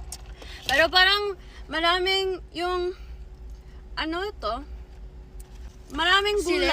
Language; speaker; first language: Filipino; non-native, learner; English